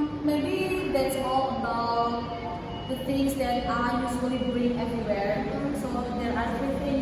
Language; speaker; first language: English; non-native, learner; Indonesian